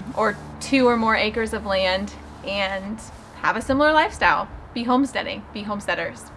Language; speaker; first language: English; native; English